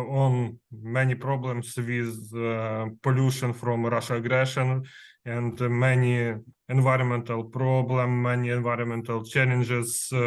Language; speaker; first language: English; non-native, learner; Ukrainian